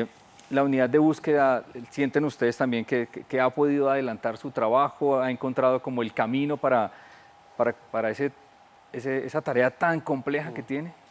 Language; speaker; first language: Spanish; native; Spanish